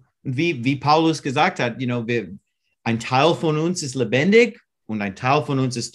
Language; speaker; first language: German; non-native, fluent; English